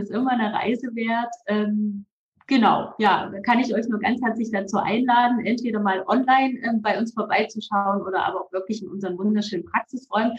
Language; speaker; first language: German; native; German